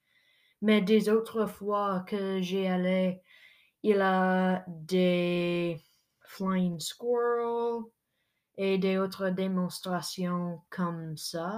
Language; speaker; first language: French; non-native, local second language; English